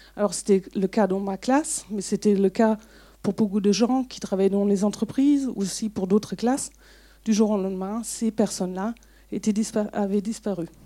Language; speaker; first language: French; non-native, fluent; German